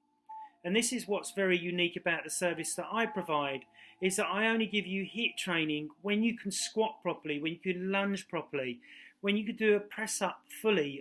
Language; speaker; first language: English; native; English